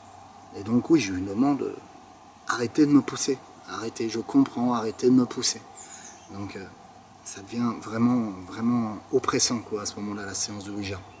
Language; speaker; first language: French; native; French